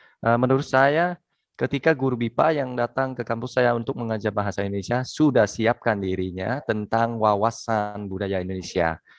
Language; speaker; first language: Indonesian; non-native, fluent; Vietnamese